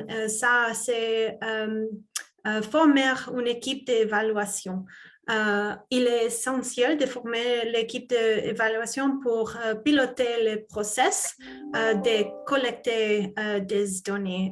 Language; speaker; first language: French; non-native, fluent; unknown